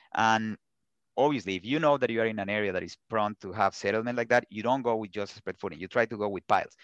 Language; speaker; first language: English; non-native, fluent; Spanish